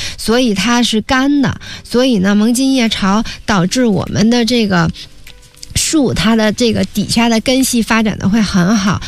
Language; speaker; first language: Chinese; native; Chinese